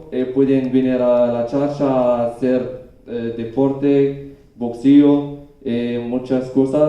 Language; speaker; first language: Spanish; non-native, learner; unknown